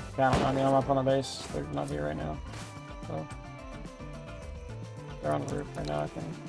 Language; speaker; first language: English; native; English